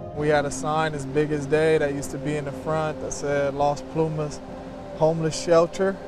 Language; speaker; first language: English; native; English